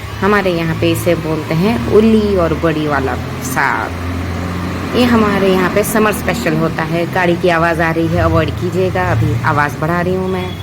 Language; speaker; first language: Hindi; non-native, local second language; Odia